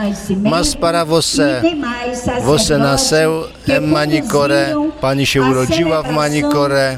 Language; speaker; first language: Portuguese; non-native, fluent; Polish